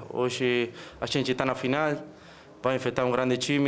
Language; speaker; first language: Portuguese; non-native, learner; Spanish